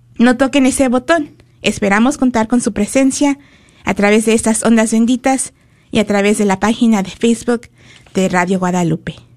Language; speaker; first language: Spanish; early bilingual, heritage; Spanish